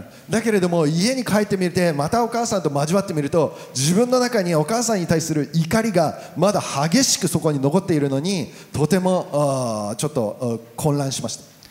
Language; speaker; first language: Japanese; native; Japanese